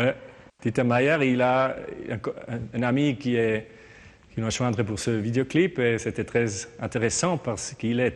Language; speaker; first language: French; non-native, learner; German